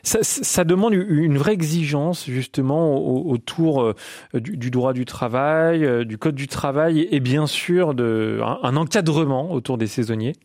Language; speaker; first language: French; native; French